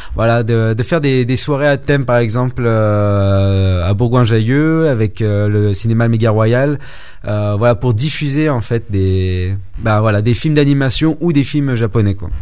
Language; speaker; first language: French; early bilingual, other home language; Vietnamese